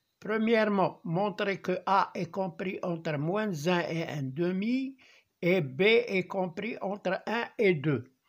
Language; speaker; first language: French; non-native, local second language; Arabic